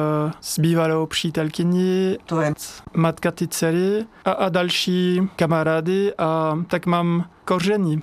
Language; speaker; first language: Czech; non-native, learner; French